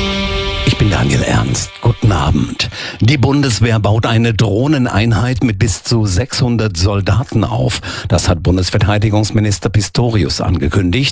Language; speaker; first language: German; native; German